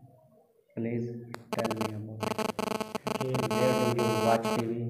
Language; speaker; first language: English; non-native, learner; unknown